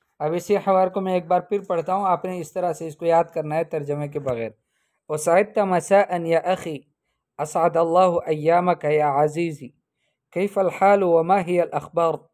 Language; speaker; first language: Urdu; native; Urdu